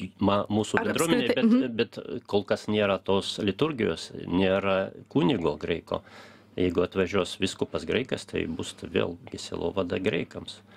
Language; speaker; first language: Lithuanian; early bilingual, heritage; Lithuanian